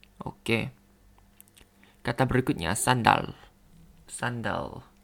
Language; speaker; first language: Indonesian; non-native, learner; Thai